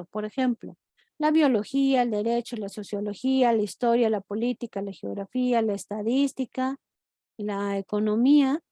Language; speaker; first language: Spanish; native; Spanish